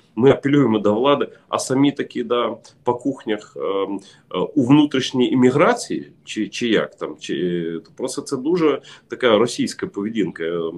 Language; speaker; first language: Ukrainian; non-native, local second language; Russian